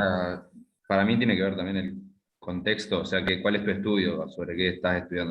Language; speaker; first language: Spanish; native; Spanish